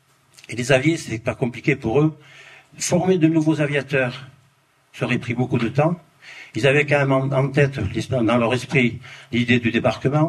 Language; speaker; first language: French; native; French